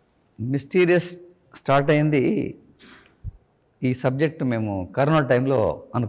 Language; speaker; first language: Telugu; native; Telugu